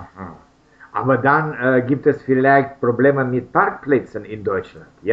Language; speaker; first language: German; non-native, learner; Russian